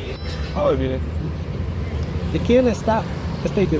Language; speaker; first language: Spanish; non-native, learner; English